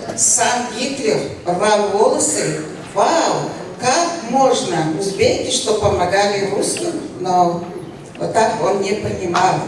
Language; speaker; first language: Russian; non-native, local second language; Uzbek